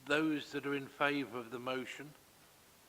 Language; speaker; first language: English; native; English